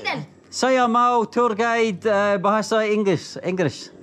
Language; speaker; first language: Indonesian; non-native, learner; English